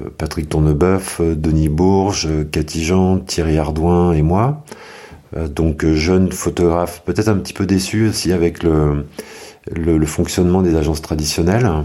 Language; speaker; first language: French; native; French